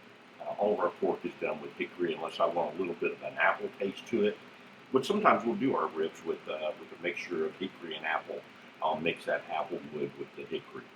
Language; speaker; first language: English; native; English